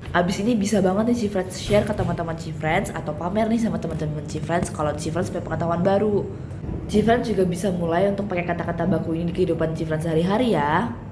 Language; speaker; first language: Indonesian; native; Indonesian